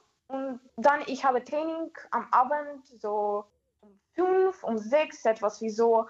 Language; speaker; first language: German; non-native, learner; Ukrainian